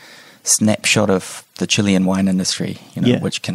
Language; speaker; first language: English; native; English